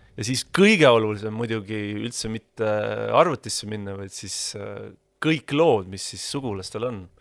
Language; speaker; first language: Estonian; native; Estonian